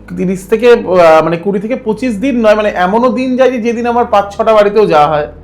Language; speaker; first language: Bangla; native; Bangla